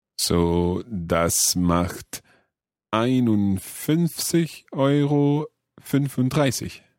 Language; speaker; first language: German; non-native, learner; English